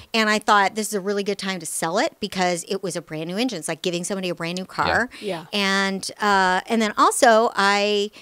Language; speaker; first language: English; native; English